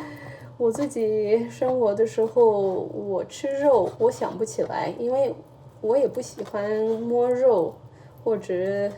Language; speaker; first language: Chinese; early bilingual, heritage; Chinese